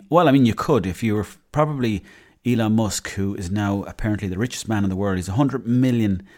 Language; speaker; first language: English; native; English